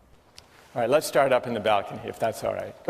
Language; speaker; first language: English; native; English